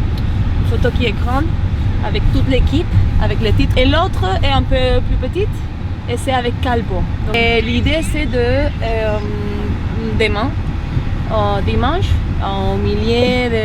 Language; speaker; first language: French; early bilingual, heritage; Dutch